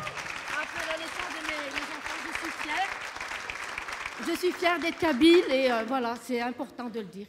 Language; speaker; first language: French; early bilingual, other home language; Kabyle